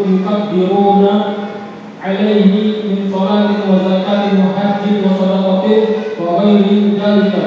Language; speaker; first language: Arabic; non-native, fluent; Indonesian